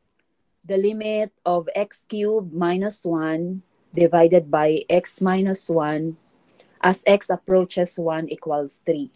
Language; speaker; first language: English; non-native, local second language; Filipino